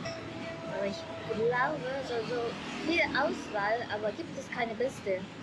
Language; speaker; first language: German; non-native, learner; Japanese